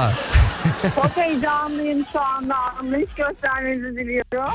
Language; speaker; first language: Turkish; early bilingual, other home language; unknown